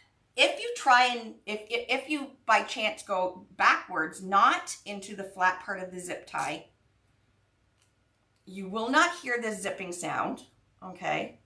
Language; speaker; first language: English; native; English